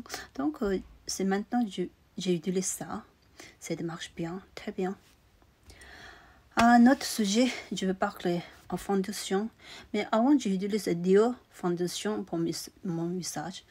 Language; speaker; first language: French; non-native, learner; Tibetan